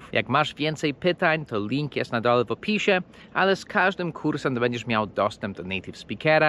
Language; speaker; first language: Polish; non-native, fluent; English